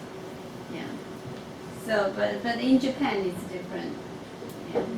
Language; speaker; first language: English; non-native, local second language; Chinese